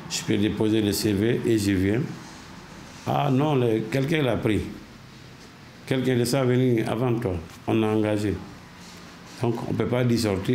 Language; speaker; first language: French; non-native, learner; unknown